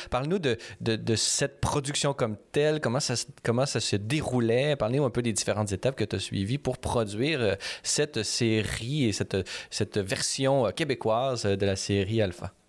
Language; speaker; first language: French; native; French